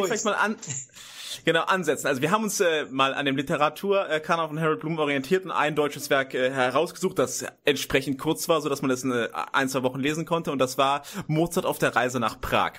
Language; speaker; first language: German; native; German